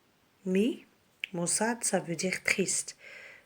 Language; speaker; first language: French; non-native, local second language; Arabic